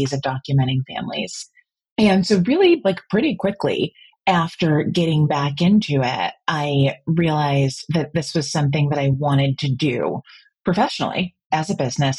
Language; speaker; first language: English; native; English